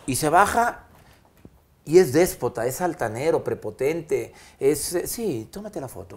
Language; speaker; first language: Spanish; native; Spanish